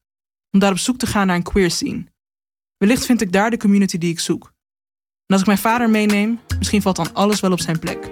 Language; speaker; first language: Dutch; native; Dutch